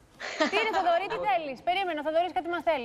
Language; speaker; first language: Greek; native; Greek